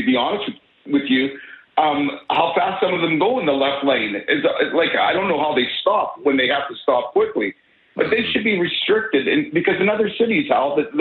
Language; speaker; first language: English; native; English